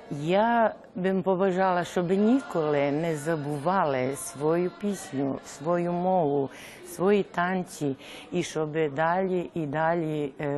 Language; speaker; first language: Ukrainian; early bilingual, heritage; Ukrainian